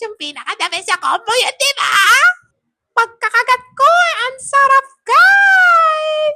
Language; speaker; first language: Filipino; native; Filipino